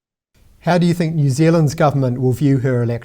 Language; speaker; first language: English; native; English